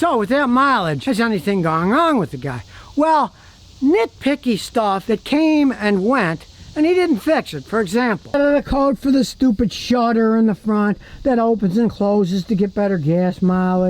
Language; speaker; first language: English; native; English